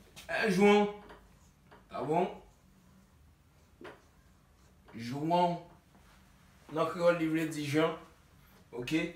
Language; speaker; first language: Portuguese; non-native, learner; Haitian Creole